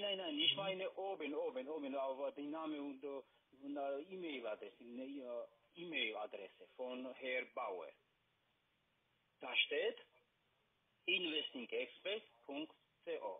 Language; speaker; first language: German; non-native, fluent; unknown